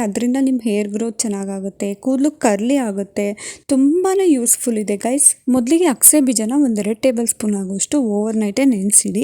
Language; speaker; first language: Kannada; native; Kannada